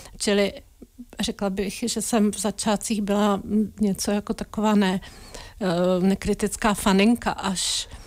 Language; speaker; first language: Czech; native; Czech